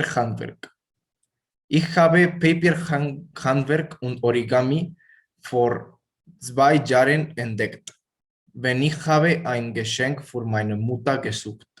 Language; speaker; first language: German; non-native, learner; Spanish